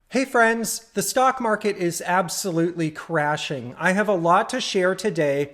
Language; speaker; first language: English; native; English